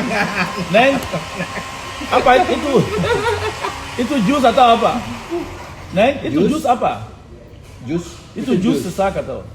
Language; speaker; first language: Indonesian; non-native, fluent; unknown